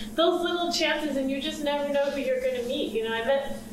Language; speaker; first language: English; native; English